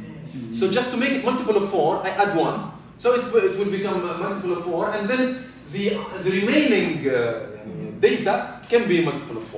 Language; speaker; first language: English; non-native, fluent; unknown